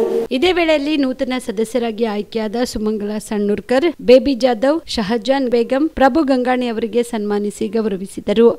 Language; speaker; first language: Kannada; native; Kannada